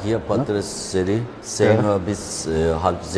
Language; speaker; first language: German; non-native, learner; Turkish